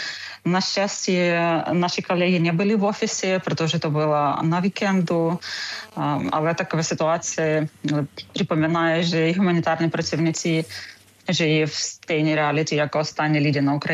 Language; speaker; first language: Czech; non-native, learner; Ukrainian